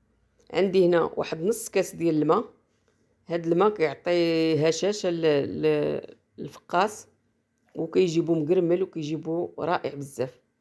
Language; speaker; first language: Arabic; native; Arabic